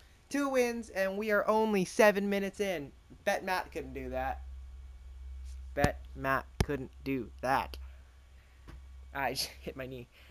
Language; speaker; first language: English; native; English